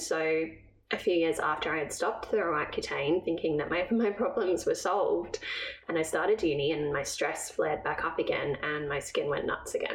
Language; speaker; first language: English; native; English